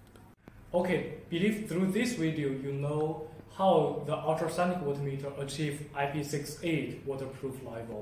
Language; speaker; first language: English; non-native, learner; Chinese